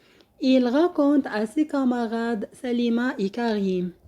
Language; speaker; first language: French; non-native, local second language; Arabic